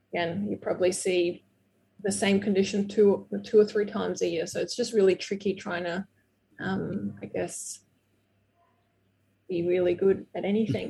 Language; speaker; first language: English; non-native, fluent; Portuguese